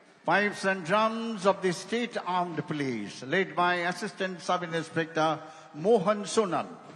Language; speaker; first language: English; non-native, local second language; Bangla